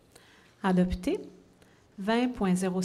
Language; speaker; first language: French; native; French